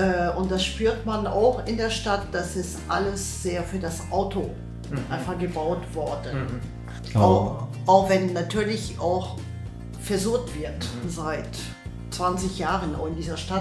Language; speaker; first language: German; non-native, fluent; French